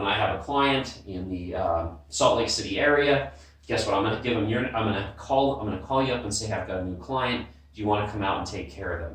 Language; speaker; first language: English; native; English